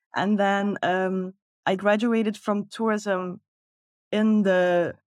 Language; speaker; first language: English; non-native, fluent; Dutch